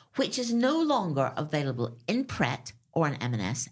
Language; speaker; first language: English; native; English